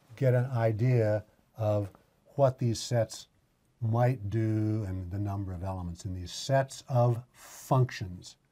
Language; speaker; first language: English; native; English